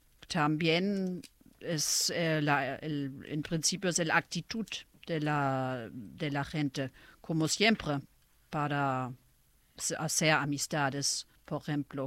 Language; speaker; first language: Spanish; non-native, fluent; German